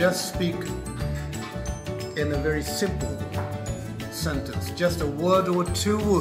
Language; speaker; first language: English; non-native, fluent; Japanese